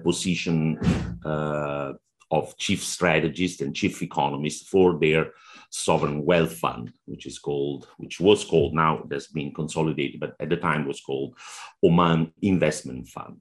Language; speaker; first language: English; non-native, fluent; Italian